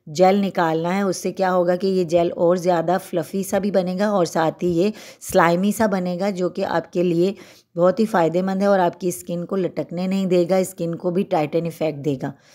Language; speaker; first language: Hindi; native; Hindi